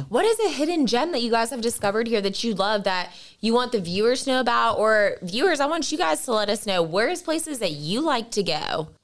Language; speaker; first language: English; native; English